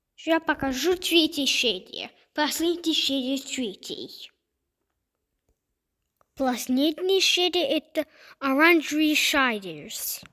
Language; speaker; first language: Russian; non-native, learner; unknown